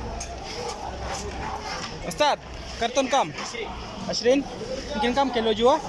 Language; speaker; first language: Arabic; non-native, learner; Urdu